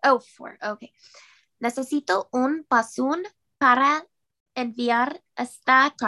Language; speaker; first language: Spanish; non-native, learner; English